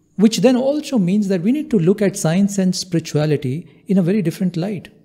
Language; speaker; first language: English; non-native, local second language; Hindi